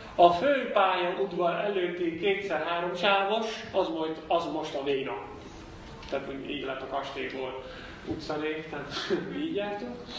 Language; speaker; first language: Hungarian; non-native, fluent; Dutch